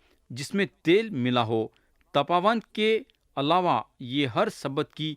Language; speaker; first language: Urdu; native; Urdu